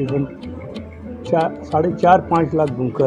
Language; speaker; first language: Hindi; native; Hindi